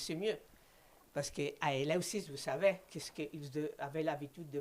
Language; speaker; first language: French; non-native, fluent; Spanish